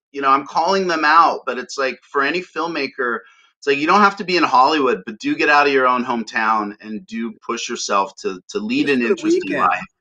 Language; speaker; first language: English; native; English